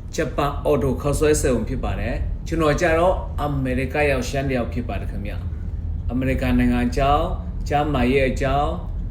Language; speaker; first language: Burmese; non-native, local second language; Shan